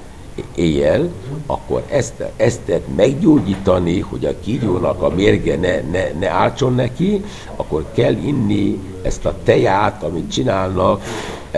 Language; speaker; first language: Hungarian; non-native, fluent; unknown